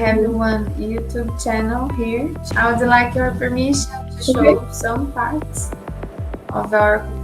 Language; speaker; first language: English; non-native, learner; Portuguese